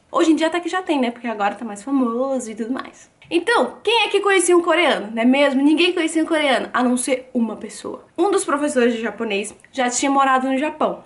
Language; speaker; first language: Portuguese; native; Portuguese